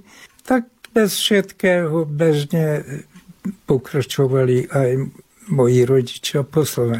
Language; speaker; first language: Slovak; early bilingual, heritage; Hungarian